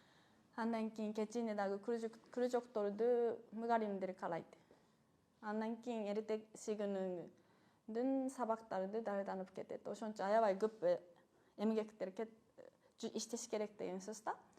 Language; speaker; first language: Kyrgyz; non-native, fluent; Japanese